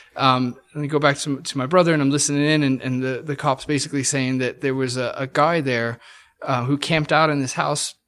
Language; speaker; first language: English; native; English